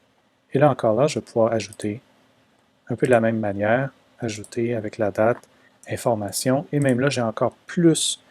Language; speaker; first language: French; native; French